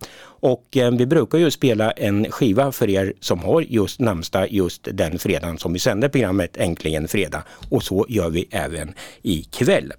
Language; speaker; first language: Swedish; native; Swedish